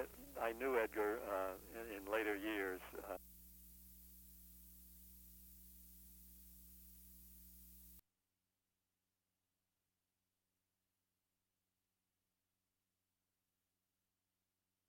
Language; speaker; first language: English; native; English